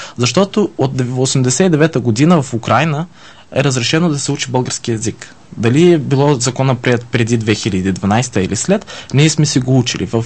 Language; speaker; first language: Bulgarian; early bilingual, heritage; Bulgarian